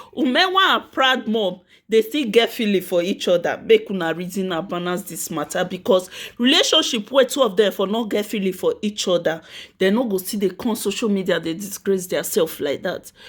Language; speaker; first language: Nigerian Pidgin; native; Nigerian Pidgin